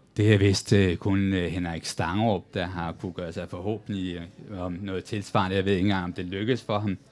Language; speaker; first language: Danish; native; Danish